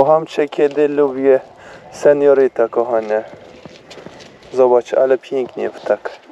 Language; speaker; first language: Polish; non-native, learner; Turkish